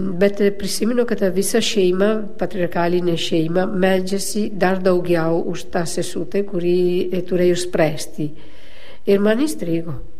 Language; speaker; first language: Lithuanian; non-native, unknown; Italian